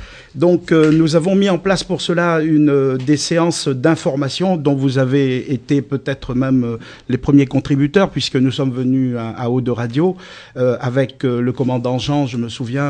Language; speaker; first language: French; native; French